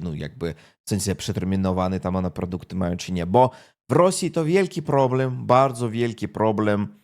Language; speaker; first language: Polish; non-native, fluent; Russian